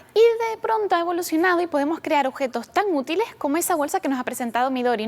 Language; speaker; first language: Spanish; native; Spanish